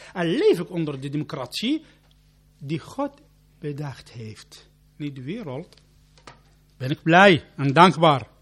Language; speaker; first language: Dutch; non-native, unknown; Arabic